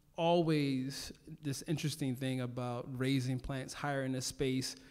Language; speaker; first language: English; native; English